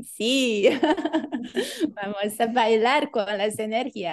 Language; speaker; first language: Spanish; non-native, learner; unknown